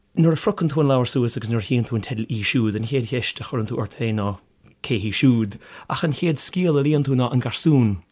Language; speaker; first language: Irish; native; Irish